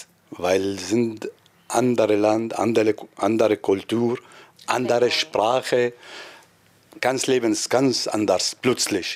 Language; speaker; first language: German; non-native, learner; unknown